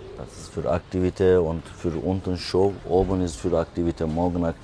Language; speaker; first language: German; non-native, learner; Turkish